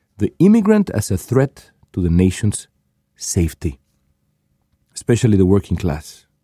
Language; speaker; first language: English; non-native, fluent; Spanish